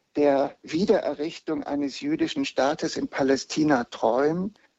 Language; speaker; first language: German; native; German